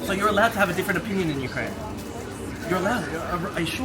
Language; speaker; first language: English; native; English